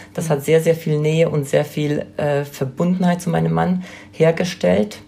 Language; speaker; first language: German; non-native, fluent; Polish